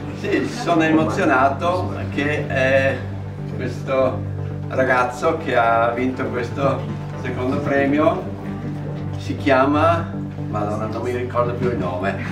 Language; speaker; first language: Italian; non-native, local second language; German